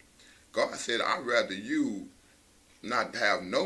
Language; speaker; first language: English; native; English